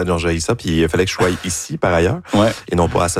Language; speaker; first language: French; native; French